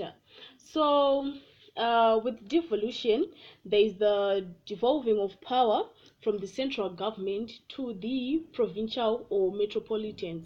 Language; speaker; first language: English; non-native, local second language; Shona